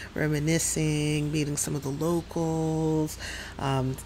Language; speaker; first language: English; native; English